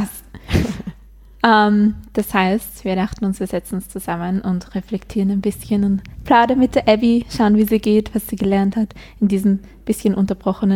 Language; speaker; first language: German; native; German